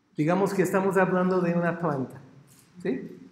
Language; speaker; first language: Spanish; non-native, fluent; English